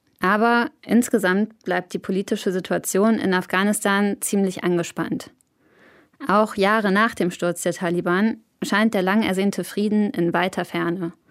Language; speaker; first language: German; native; German